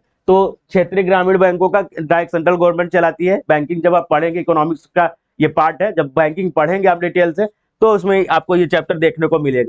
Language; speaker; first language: Hindi; native; Hindi